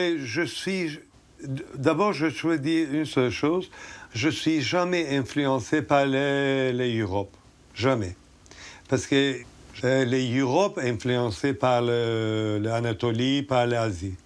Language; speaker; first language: French; non-native, fluent; Turkish